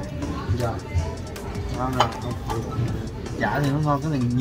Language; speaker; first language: Vietnamese; early bilingual, heritage; Vietnamese